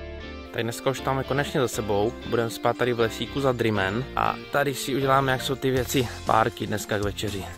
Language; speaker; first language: Czech; native; Czech